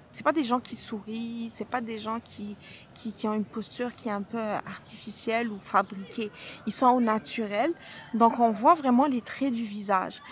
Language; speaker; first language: French; non-native, local second language; Arabic